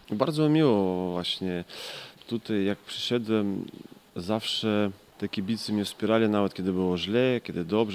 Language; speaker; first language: Polish; non-native, fluent; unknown